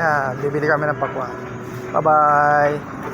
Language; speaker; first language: Filipino; native; Filipino